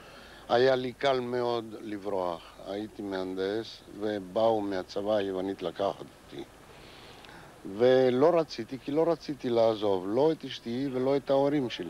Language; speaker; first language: Hebrew; non-native, fluent; Ladino